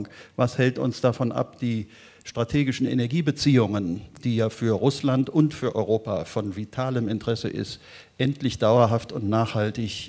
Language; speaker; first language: German; native; German